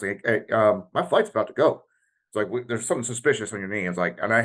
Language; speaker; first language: English; native; English